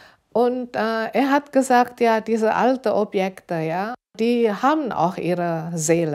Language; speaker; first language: German; non-native, fluent; Indonesian